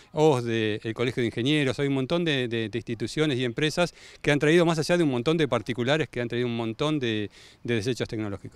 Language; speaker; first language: Spanish; native; Spanish